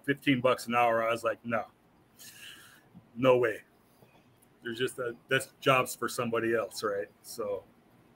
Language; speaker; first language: English; native; English